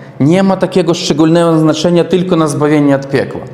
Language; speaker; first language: Polish; non-native, learner; Russian